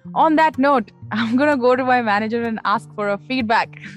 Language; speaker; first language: English; non-native, local second language; Hindi